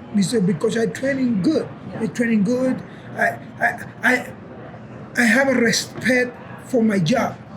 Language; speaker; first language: English; non-native, learner; Spanish